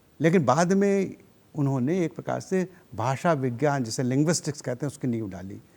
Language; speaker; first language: Hindi; native; Hindi